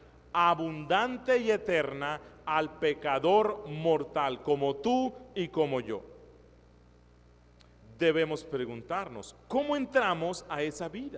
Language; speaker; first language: Spanish; native; Spanish